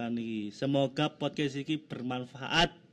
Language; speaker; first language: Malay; non-native, local second language; Javanese